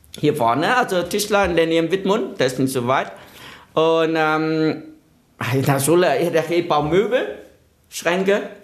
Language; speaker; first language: German; non-native, fluent; Vietnamese